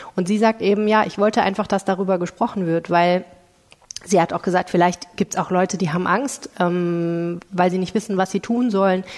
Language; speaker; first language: German; native; German